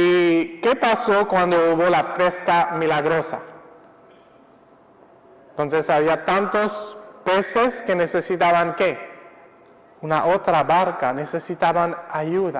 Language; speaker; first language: Spanish; non-native, fluent; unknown